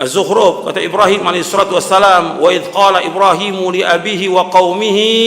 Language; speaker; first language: Indonesian; native; Indonesian